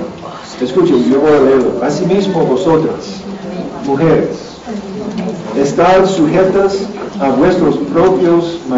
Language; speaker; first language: Spanish; non-native, learner; English